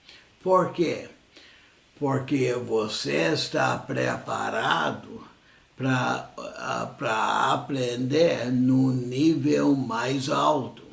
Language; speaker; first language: Portuguese; non-native, fluent; English